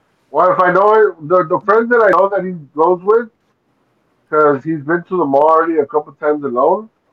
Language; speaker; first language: English; early bilingual, other home language; Spanish